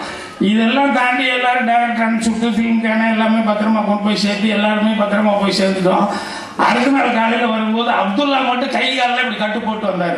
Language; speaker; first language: Tamil; native; Tamil